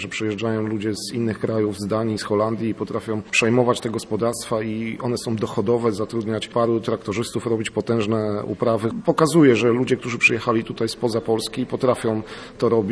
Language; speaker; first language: Polish; native; Polish